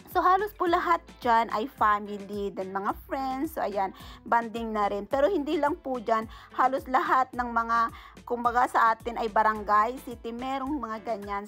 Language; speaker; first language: Filipino; native; Filipino